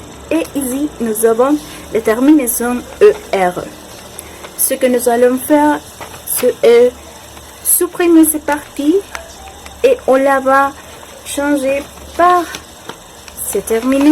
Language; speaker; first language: French; non-native, learner; Spanish